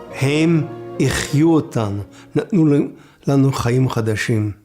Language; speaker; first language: Hebrew; non-native, fluent; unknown